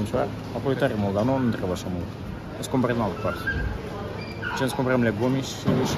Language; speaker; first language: Romanian; native; Romanian